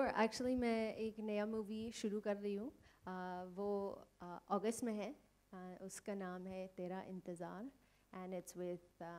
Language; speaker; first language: Hindi; non-native, learner; English